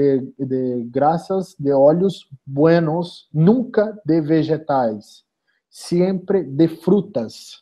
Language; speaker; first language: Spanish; non-native, learner; Portuguese